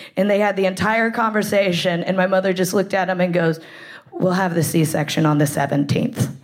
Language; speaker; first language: English; native; English